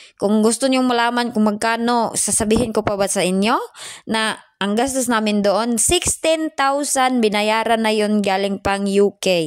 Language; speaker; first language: Filipino; non-native, local second language; Cebuano